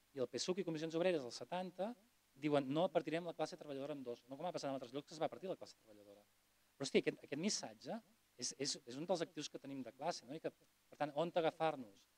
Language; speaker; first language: Catalan; non-native, local second language; Spanish